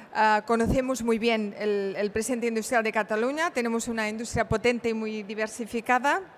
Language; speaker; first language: Spanish; non-native, local second language; Catalan